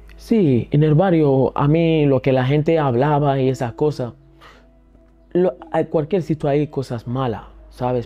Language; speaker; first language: Spanish; early bilingual, other home language; Akan